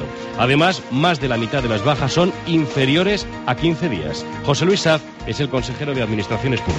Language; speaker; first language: Spanish; native; Spanish